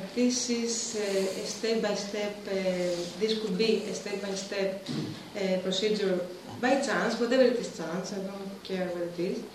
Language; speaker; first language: English; non-native, fluent; Greek